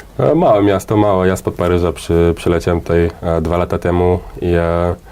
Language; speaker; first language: Polish; early bilingual, heritage; Polish